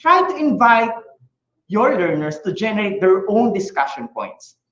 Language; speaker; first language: English; non-native, local second language; Filipino